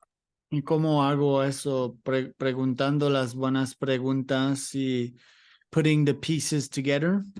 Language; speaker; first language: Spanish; non-native, learner; English